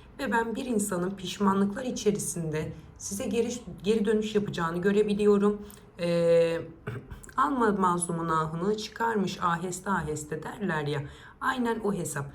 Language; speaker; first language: Turkish; native; Turkish